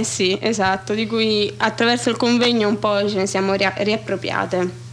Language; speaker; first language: Italian; native; Italian